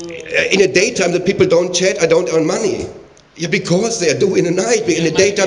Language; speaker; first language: English; non-native, learner; German